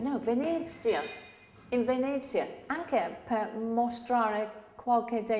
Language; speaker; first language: Italian; non-native, fluent; English